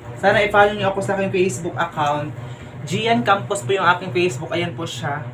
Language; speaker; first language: Filipino; non-native, local second language; Cebuano